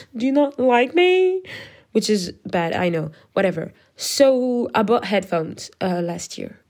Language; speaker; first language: English; non-native, fluent; French